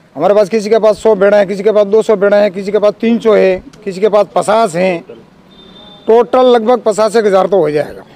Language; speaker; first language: Hindi; native; Hindi